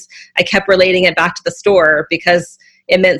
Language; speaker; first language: English; native; English